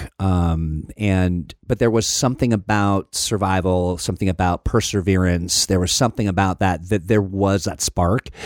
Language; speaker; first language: English; native; English